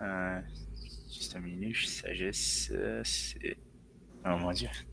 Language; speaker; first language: French; non-native, learner; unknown